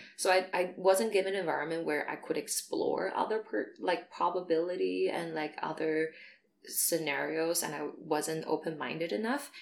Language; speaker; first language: English; non-native, fluent; Chinese